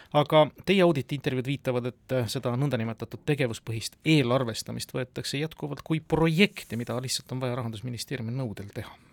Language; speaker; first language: Estonian; native; Estonian